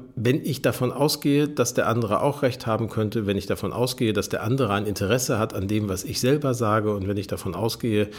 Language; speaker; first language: German; native; German